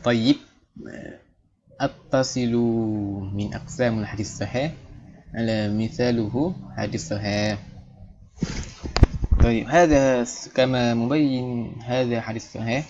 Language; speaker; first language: Arabic; non-native, learner; Malay